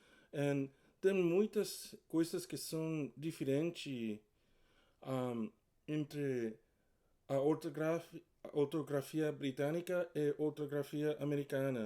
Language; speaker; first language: Portuguese; non-native, learner; English